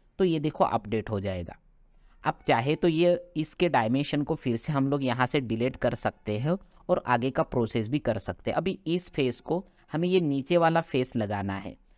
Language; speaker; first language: Hindi; non-native, local second language; Marathi